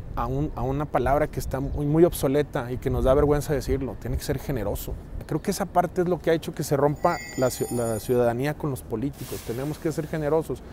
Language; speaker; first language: Spanish; native; Spanish